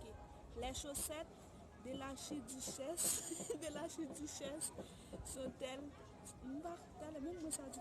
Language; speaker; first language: French; non-native, local second language; Haitian Creole